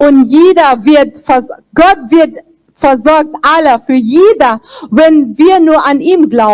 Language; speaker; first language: German; non-native, fluent; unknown